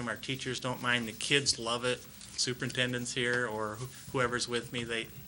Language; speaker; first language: English; native; English